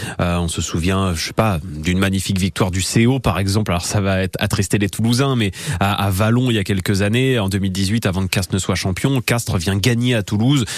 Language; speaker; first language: French; native; French